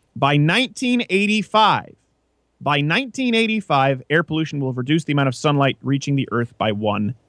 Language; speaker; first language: English; native; English